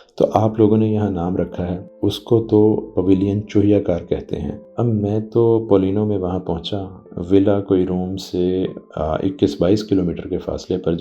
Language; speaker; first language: Urdu; non-native, local second language; Punjabi